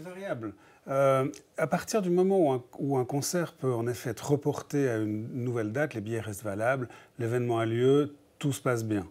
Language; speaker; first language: French; native; French